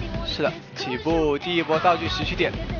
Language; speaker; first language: Chinese; native; Chinese